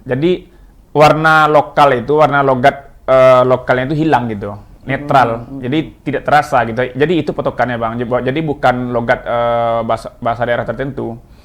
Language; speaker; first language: Indonesian; non-native, local second language; Minangkabau